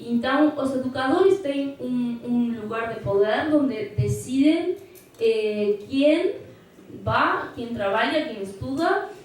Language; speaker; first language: Portuguese; non-native, fluent; Spanish